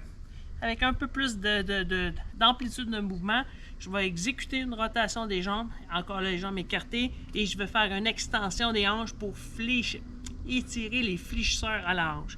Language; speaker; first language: French; native; French